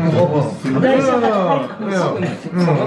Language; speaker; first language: Japanese; native; Japanese